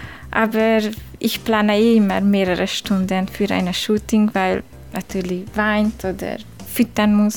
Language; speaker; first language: German; non-native, learner; Hungarian